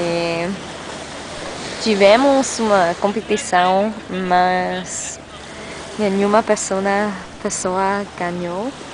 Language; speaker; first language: Portuguese; non-native, learner; English